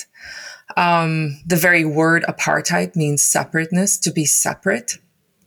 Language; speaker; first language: English; non-native, local second language; Afrikaans